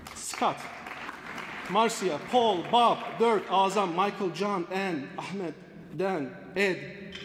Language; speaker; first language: English; non-native, fluent; Turkish